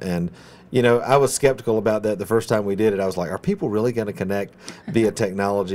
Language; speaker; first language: English; native; English